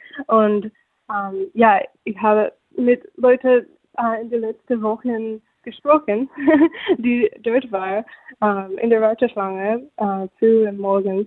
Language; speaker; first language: German; non-native, fluent; English